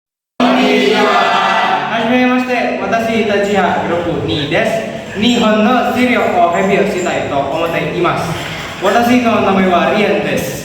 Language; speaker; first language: Japanese; non-native, learner; Indonesian